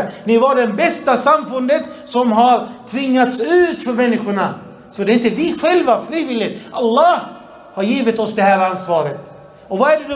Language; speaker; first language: Swedish; early bilingual, other home language; Arabic